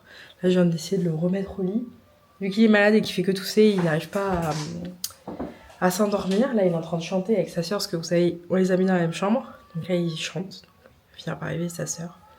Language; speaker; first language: French; native; French